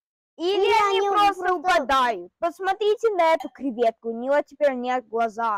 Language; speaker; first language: Russian; early bilingual, heritage; Russian